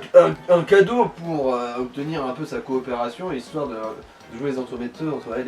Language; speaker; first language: French; native; French